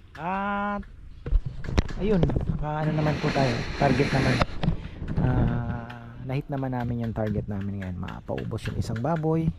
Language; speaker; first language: Filipino; native; Filipino